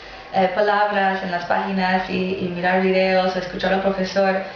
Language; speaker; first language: Spanish; non-native, fluent; English